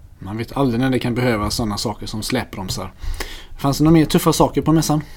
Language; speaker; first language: Swedish; native; Swedish